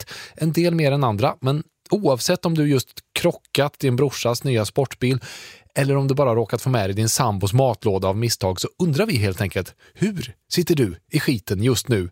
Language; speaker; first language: Swedish; native; Swedish